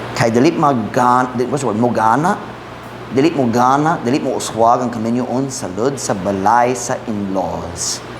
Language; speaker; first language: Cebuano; non-native, fluent; English